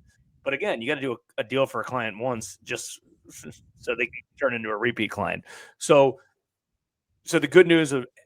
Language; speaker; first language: English; native; English